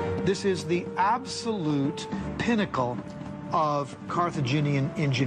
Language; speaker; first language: English; native; English